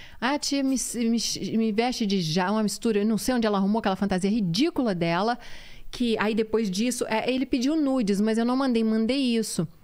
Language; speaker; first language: Portuguese; native; Portuguese